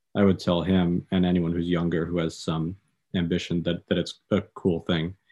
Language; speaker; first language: English; native; English